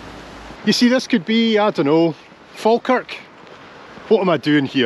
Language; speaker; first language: English; native; English